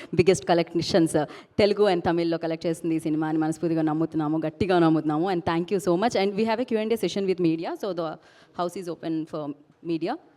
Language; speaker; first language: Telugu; native; Telugu